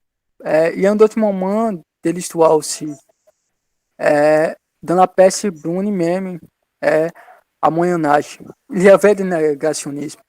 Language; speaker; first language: French; non-native, learner; Portuguese